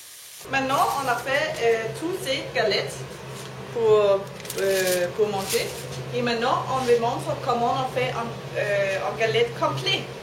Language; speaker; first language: French; non-native, learner; Danish